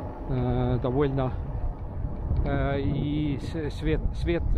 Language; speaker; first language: Russian; non-native, local second language; Estonian